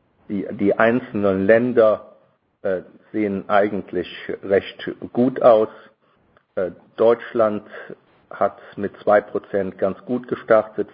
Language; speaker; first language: German; native; German